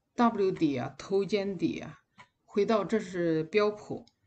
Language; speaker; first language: Chinese; native; Chinese